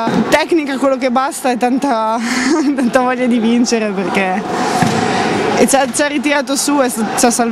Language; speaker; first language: Italian; native; Italian